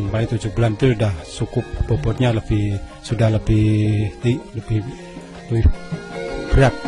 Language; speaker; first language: Indonesian; non-native, local second language; Javanese